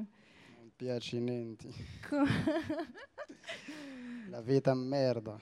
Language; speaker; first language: Italian; non-native, learner; Arabic